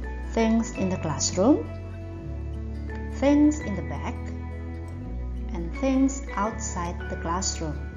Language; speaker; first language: English; non-native, fluent; Indonesian